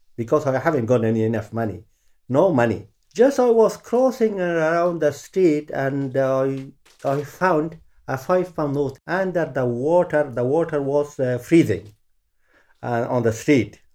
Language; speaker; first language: English; non-native, learner; Persian